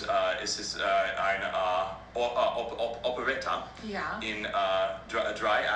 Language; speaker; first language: German; non-native, learner; English